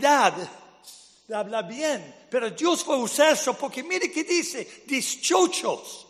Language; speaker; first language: Spanish; non-native, fluent; English